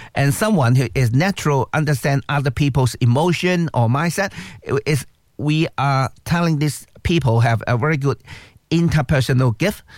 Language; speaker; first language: English; non-native, local second language; Cantonese